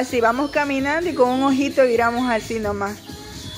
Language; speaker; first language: Spanish; native; Spanish